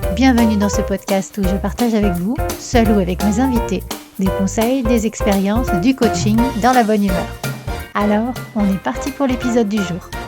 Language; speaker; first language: French; native; French